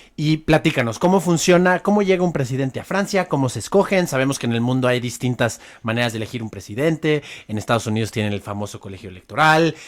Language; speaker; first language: Spanish; native; Spanish